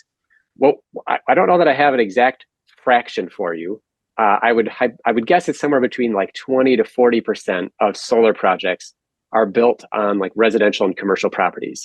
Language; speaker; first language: English; native; English